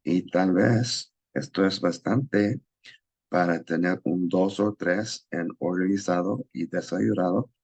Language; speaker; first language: Spanish; non-native, learner; English